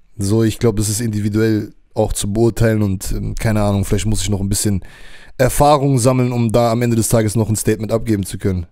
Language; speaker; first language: German; native; German